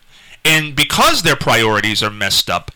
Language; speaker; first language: English; native; English